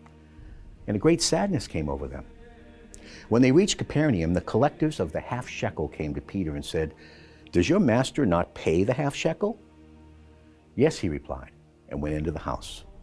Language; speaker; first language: English; native; English